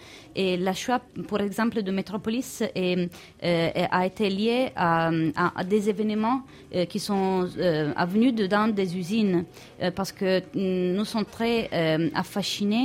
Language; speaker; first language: French; non-native, fluent; Italian